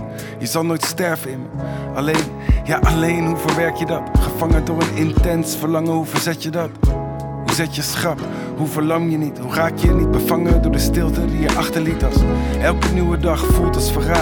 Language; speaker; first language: Dutch; native; Dutch